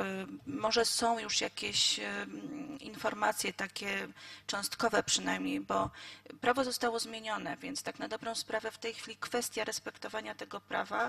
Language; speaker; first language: Polish; native; Polish